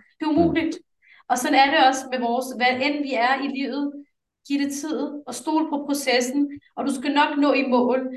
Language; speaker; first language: Danish; early bilingual, other home language; English